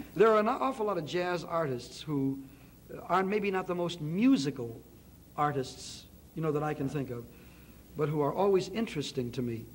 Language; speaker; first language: English; native; English